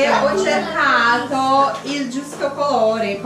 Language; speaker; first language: Italian; non-native, learner; Portuguese